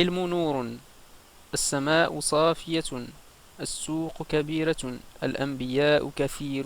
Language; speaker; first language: Arabic; non-native, fluent; French